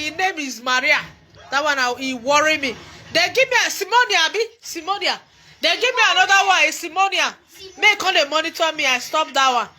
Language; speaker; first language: Nigerian Pidgin; native; Nigerian Pidgin